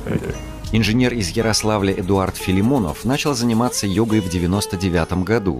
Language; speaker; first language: Russian; native; Russian